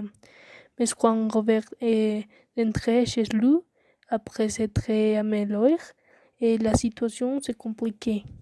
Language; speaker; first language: French; non-native, learner; Spanish